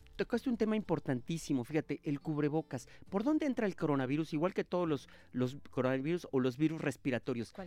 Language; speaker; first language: Spanish; native; Spanish